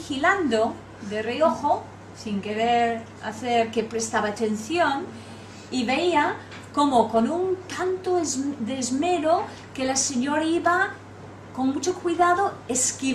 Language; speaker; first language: Spanish; non-native, fluent; English